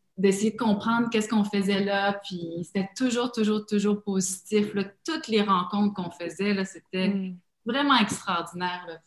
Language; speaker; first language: French; native; French